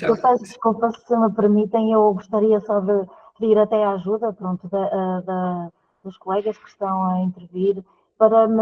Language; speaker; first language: Portuguese; native; Portuguese